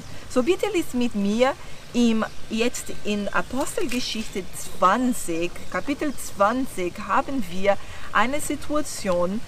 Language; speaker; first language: German; non-native, learner; Portuguese